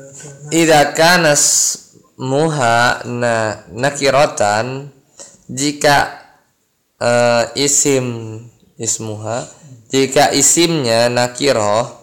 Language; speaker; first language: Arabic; non-native, fluent; Indonesian